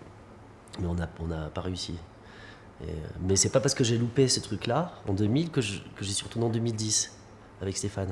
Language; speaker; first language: French; native; French